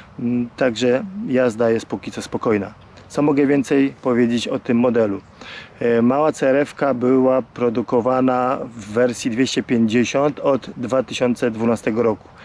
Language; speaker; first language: Polish; native; Polish